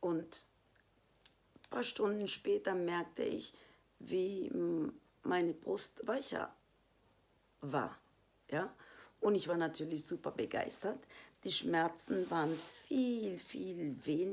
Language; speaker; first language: German; non-native, fluent; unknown